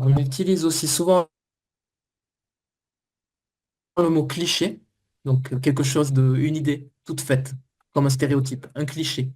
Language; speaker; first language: French; native; French